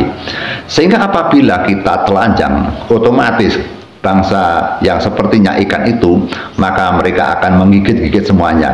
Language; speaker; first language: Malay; non-native, local second language; Javanese